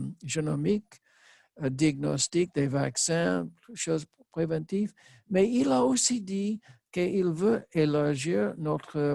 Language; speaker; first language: French; non-native, learner; English